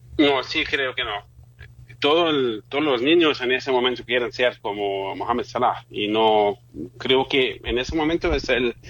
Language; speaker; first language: Spanish; non-native, fluent; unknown